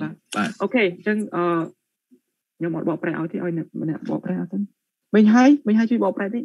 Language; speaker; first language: Korean; non-native, learner; Khmer